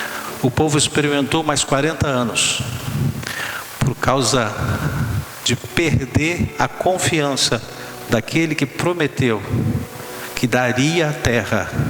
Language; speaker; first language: Portuguese; native; Portuguese